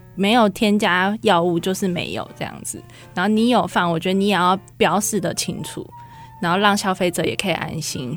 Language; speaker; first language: Chinese; native; Chinese